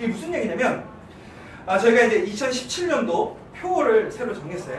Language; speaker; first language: Korean; native; Korean